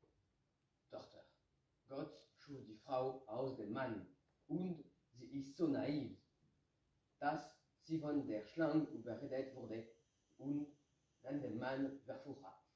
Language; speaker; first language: German; non-native, learner; French